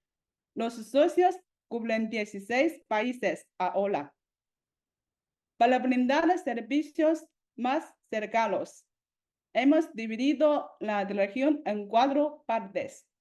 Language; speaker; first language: Spanish; non-native, fluent; Chinese